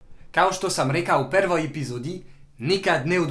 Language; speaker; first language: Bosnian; non-native, learner; French